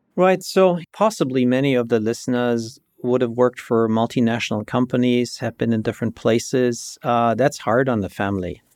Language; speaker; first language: English; non-native, fluent; German